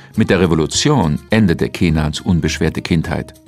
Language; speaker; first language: German; native; German